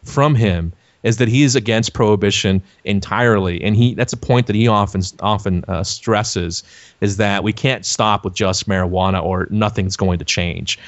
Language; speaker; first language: English; native; English